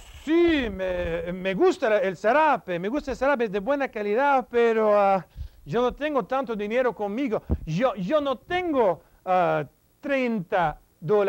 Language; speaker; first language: Spanish; non-native, fluent; English